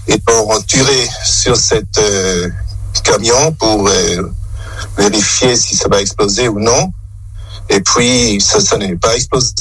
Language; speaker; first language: French; non-native, local second language; German